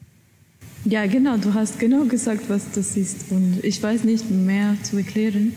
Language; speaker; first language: German; non-native, learner; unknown